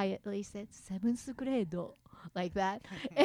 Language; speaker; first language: English; non-native, fluent; Japanese